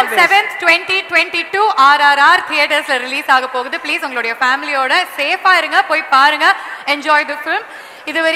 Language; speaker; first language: Tamil; native; Tamil